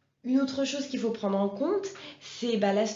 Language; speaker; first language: French; native; French